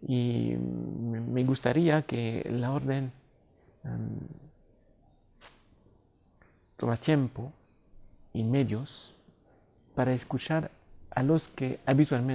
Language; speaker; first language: Spanish; non-native, fluent; French